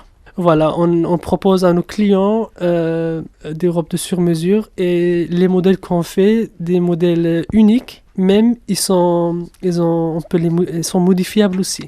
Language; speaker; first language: French; non-native, fluent; Kurdish